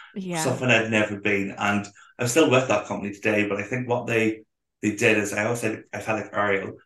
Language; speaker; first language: English; native; English